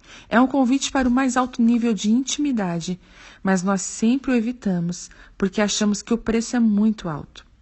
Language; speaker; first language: Portuguese; native; Portuguese